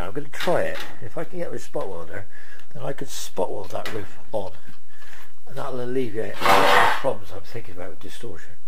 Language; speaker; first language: English; native; English